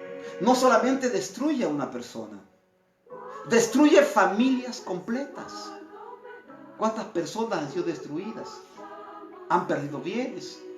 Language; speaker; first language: Spanish; native; Spanish